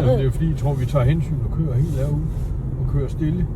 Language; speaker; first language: Danish; native; Danish